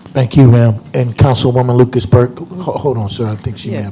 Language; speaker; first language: English; native; English